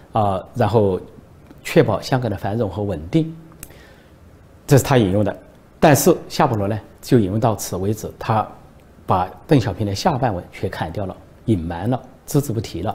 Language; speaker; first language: Chinese; native; Chinese